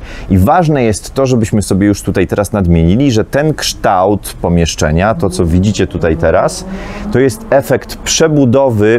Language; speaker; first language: Polish; native; Polish